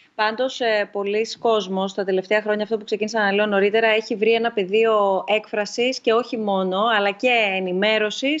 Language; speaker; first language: Greek; native; Greek